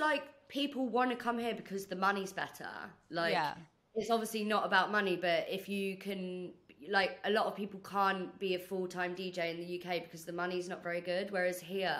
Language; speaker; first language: English; native; English